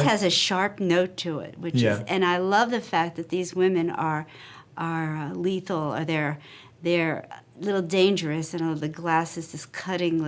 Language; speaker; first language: English; native; English